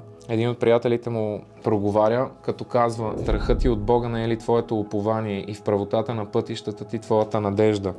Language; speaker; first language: Bulgarian; native; Bulgarian